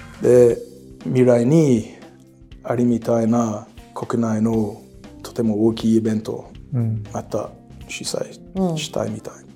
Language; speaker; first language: Japanese; non-native, learner; English